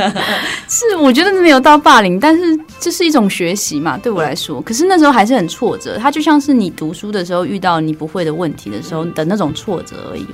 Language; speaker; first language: Chinese; early bilingual, other home language; Burmese